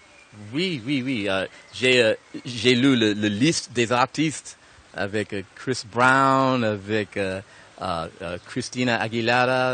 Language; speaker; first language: French; non-native, learner; English